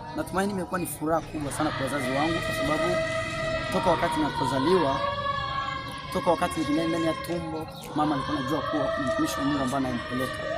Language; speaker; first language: Swahili; non-native, local second language; Rundi